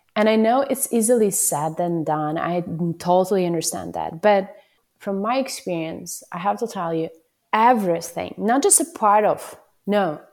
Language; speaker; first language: English; non-native, fluent; Ukrainian